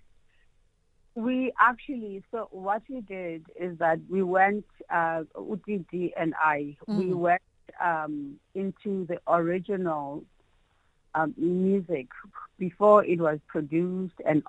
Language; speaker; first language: English; non-native, local second language; Xhosa